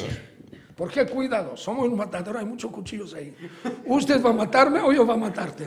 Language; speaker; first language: Spanish; non-native, fluent; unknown